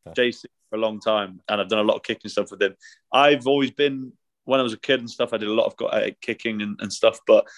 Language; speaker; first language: English; native; English